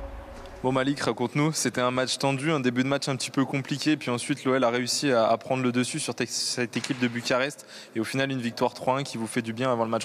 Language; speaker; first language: French; native; French